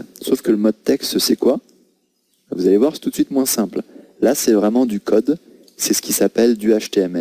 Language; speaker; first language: French; native; French